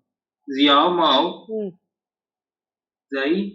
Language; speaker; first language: Chinese; non-native, learner; Tamil